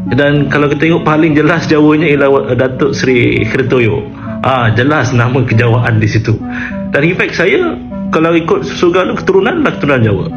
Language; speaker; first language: Malay; native; Malay